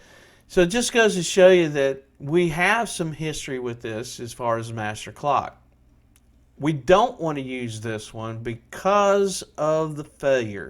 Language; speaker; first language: English; native; English